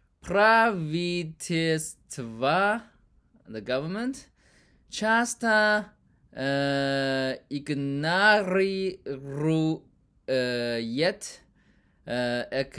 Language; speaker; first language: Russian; non-native, learner; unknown